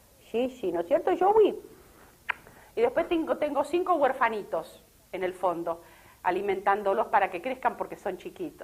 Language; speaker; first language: Spanish; native; Spanish